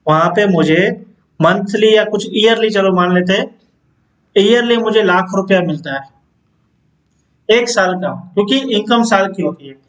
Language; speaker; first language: Hindi; non-native, local second language; Gujarati